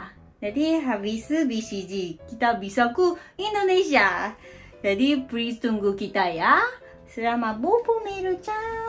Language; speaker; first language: Indonesian; native; Indonesian